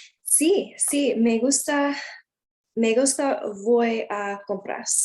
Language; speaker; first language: Spanish; non-native, learner; English